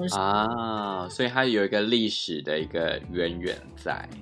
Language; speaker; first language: Chinese; native; Chinese